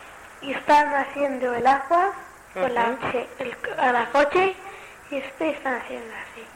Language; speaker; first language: Spanish; non-native, learner; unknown